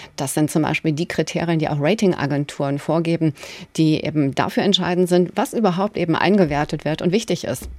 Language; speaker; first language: German; native; German